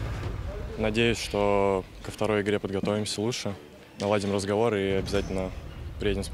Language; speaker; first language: Russian; native; Russian